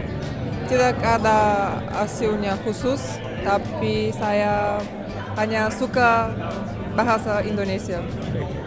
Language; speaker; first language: Indonesian; non-native, learner; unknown